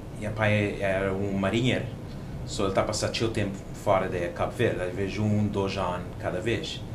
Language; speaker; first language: Portuguese; non-native, local second language; Kabuverdianu